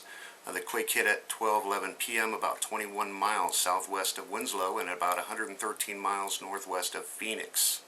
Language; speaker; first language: English; native; English